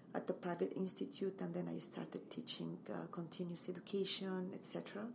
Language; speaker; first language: English; non-native, fluent; Spanish